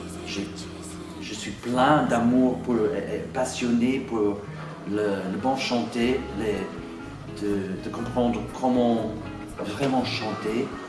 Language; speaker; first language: French; non-native, fluent; English